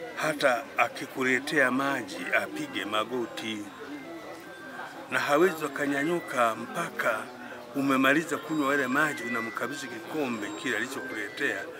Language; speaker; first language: Swahili; non-native, local second language; Sukuma